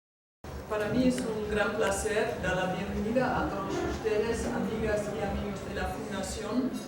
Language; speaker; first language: Spanish; non-native, fluent; German